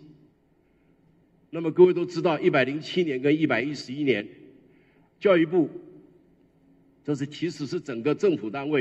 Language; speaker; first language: Chinese; native; Chinese